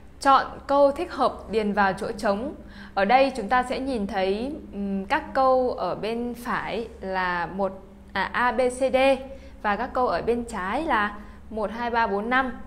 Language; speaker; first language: Vietnamese; native; Vietnamese